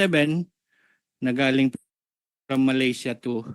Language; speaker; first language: Filipino; native; Filipino